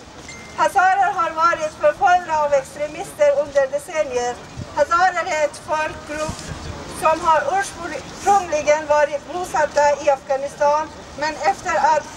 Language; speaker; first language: Swedish; non-native, fluent; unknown